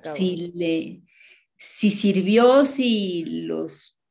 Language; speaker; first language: Spanish; native; Spanish